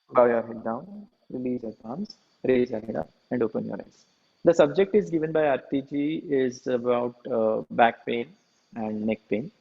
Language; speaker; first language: English; non-native, local second language; Marathi